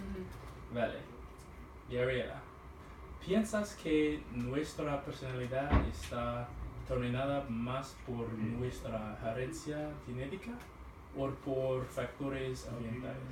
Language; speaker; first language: Spanish; non-native, learner; English